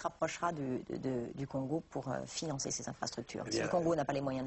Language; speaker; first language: French; native; French